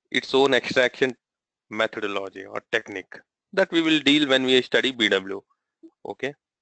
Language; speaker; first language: English; non-native, local second language; Telugu